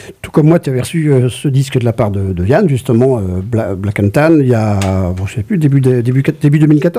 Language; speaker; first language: French; native; French